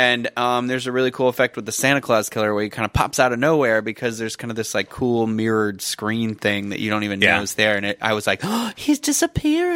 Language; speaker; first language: English; native; English